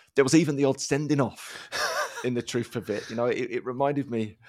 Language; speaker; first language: English; native; English